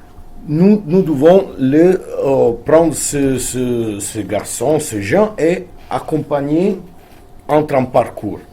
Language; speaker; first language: French; non-native, fluent; Italian